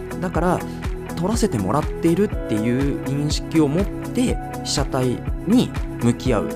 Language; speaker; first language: Japanese; native; Japanese